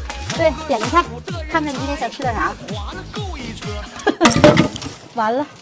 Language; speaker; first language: Chinese; native; Chinese